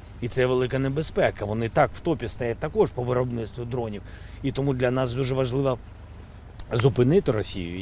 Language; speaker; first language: Ukrainian; non-native, local second language; Russian